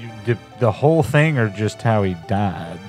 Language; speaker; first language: English; native; English